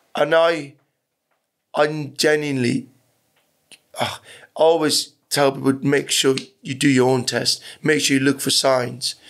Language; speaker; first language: English; early bilingual, other home language; Persian